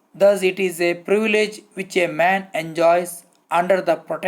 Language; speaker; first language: English; non-native, local second language; Kannada